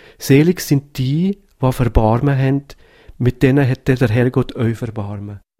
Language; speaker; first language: German; native; German